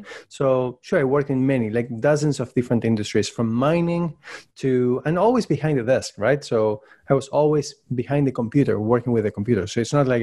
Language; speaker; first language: English; non-native, fluent; Spanish